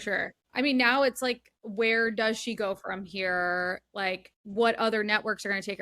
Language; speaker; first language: English; native; English